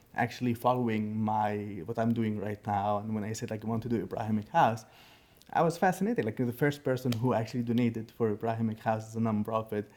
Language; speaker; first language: English; non-native, fluent; Arabic